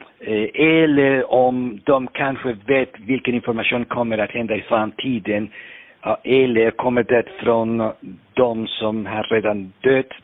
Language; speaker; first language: Swedish; non-native, fluent; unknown